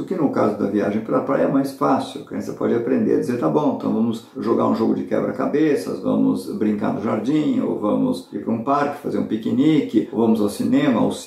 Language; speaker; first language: Portuguese; native; Portuguese